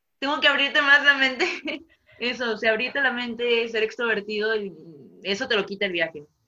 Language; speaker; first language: Spanish; native; Spanish